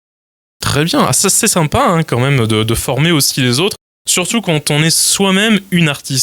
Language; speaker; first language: French; native; French